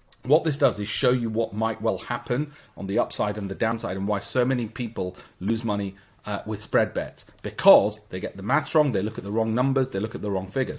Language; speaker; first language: English; native; English